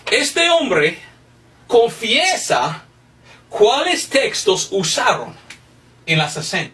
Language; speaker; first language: Spanish; non-native, fluent; English